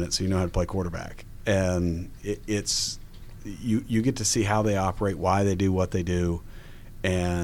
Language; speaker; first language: English; native; English